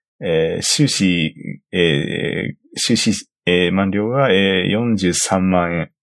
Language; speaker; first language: Japanese; native; Japanese